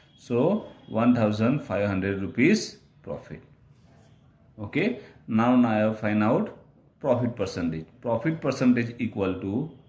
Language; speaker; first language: English; non-native, local second language; Gujarati